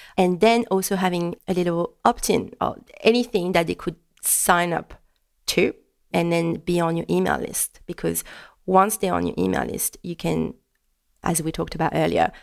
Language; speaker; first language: English; non-native, fluent; French